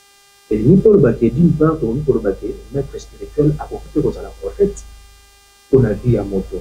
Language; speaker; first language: French; non-native, local second language; Lingala